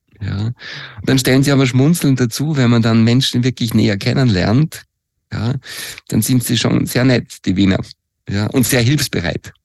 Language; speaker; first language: German; native; German